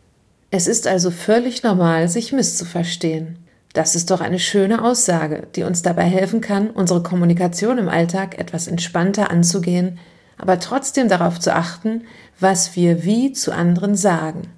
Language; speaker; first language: German; native; German